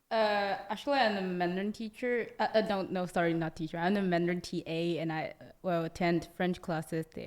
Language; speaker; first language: English; non-native, learner; Chinese